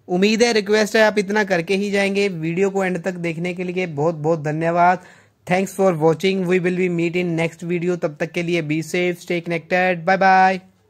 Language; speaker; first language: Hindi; non-native, local second language; Punjabi